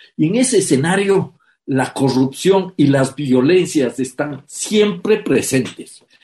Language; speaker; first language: Spanish; native; Spanish